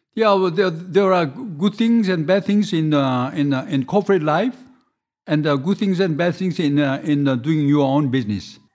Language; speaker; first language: English; non-native, fluent; Korean